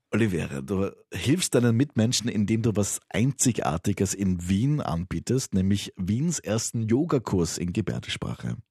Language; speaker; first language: German; native; German